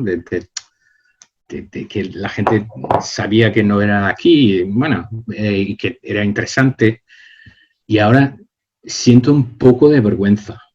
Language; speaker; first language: Spanish; non-native, fluent; English